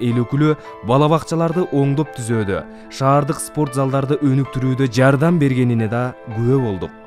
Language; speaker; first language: Kyrgyz; native; Kyrgyz